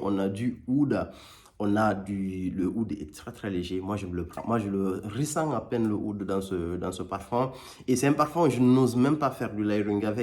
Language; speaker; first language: French; native; French